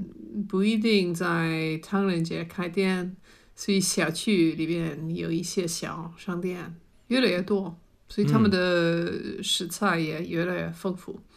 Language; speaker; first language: Chinese; non-native, fluent; English